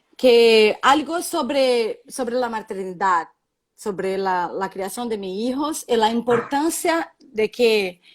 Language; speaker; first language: Spanish; non-native, learner; Portuguese